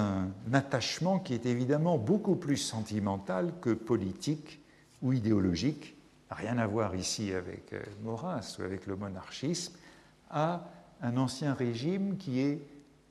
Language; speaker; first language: French; native; French